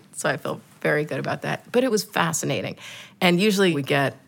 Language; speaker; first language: English; native; English